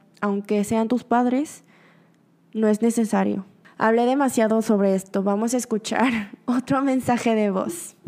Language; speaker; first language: Spanish; early bilingual, other home language; Korean